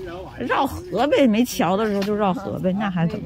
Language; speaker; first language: Chinese; native; Chinese